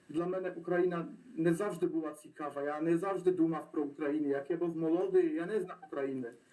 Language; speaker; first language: Polish; non-native, learner; Ukrainian